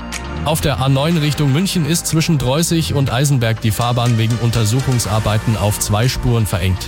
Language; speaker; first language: German; native; German